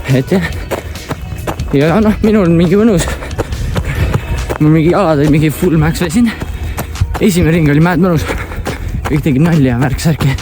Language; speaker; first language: Estonian; native; Estonian